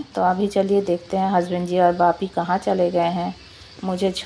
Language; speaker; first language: Hindi; non-native, local second language; Odia